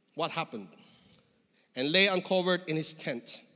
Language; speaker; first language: English; non-native, local second language; Filipino